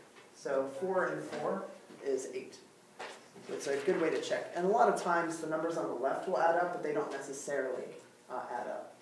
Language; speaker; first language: English; native; English